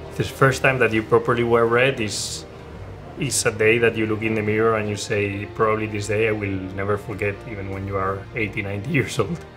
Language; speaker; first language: English; non-native, fluent; Spanish